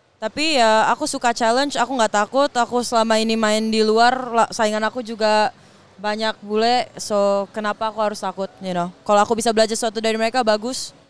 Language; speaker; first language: Indonesian; native; Indonesian